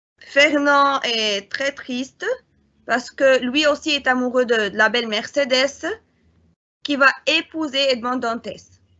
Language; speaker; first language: French; non-native, fluent; Arabic